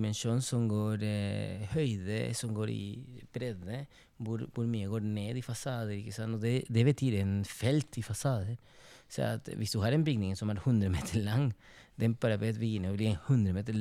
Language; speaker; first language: Norwegian; non-native, fluent; Spanish